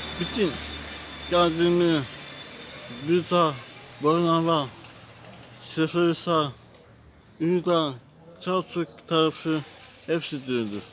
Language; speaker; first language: Turkish; non-native, learner; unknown